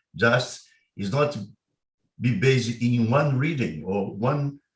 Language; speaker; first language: English; non-native, fluent; Portuguese